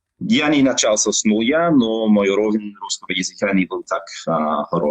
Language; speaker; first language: Russian; non-native, learner; English